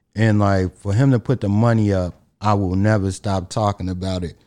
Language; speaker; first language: English; native; English